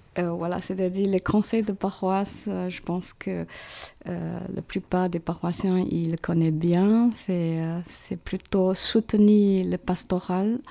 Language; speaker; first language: French; non-native, fluent; Chinese